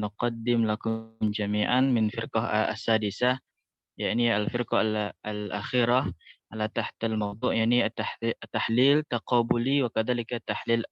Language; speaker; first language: Arabic; non-native, learner; Indonesian